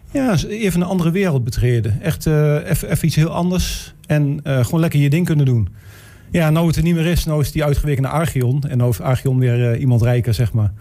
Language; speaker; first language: Dutch; native; Dutch